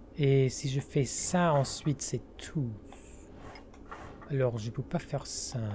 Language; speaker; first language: French; non-native, learner; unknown